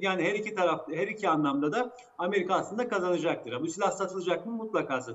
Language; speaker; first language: Turkish; native; Turkish